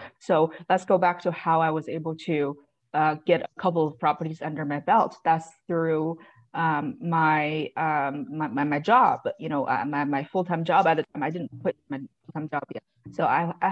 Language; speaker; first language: English; non-native, fluent; Chinese